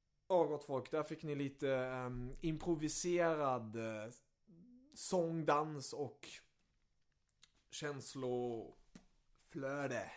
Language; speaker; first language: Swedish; early bilingual, other home language; German